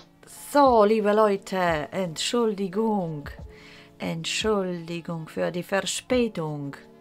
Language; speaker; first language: German; non-native, fluent; Polish